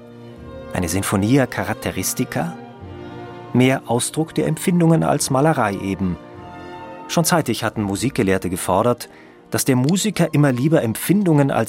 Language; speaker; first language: German; native; German